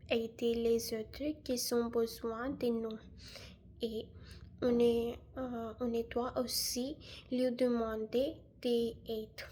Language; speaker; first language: French; non-native, learner; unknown